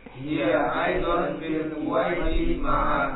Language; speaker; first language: Arabic; non-native, learner; Indonesian